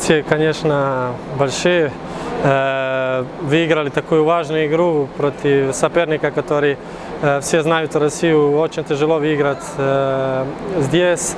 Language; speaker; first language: Russian; non-native, fluent; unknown